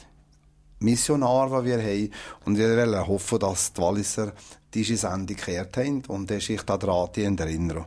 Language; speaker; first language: German; native; German